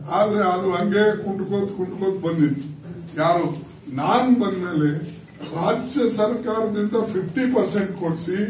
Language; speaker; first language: Kannada; native; Kannada